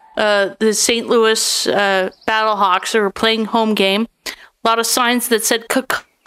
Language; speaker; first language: English; native; English